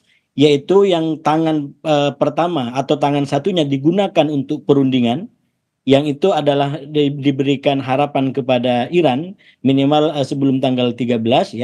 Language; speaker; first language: Indonesian; native; Indonesian